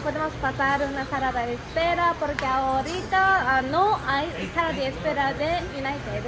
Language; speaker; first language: Spanish; non-native, learner; Japanese